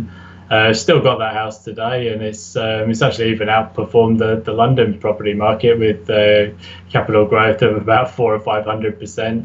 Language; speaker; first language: English; native; English